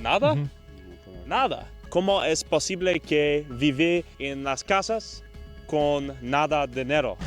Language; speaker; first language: Spanish; non-native, learner; English